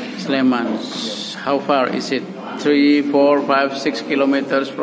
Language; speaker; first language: English; non-native, fluent; Indonesian